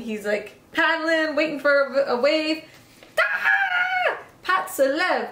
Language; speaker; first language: English; native; English